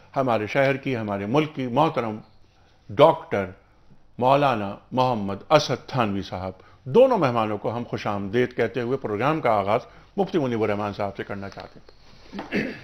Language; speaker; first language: Urdu; native; Urdu